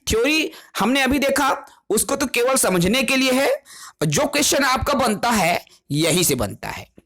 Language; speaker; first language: Hindi; non-native, local second language; Chhattisgarhi